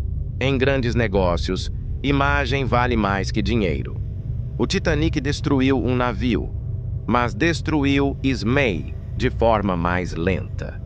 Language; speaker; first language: Portuguese; native; Portuguese